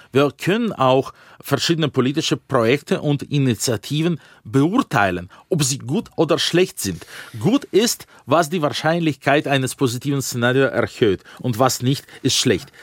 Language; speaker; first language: German; non-native, fluent; Russian